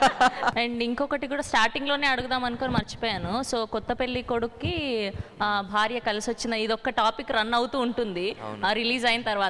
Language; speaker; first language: Telugu; native; Telugu